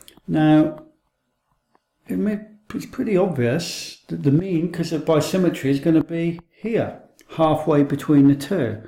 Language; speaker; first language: English; native; English